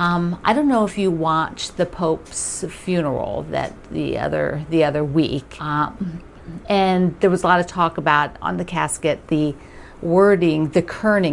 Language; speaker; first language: English; native; English